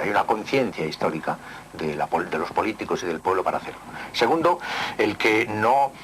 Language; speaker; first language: Spanish; native; Spanish